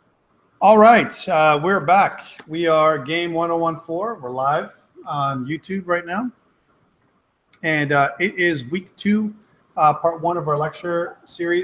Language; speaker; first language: English; native; English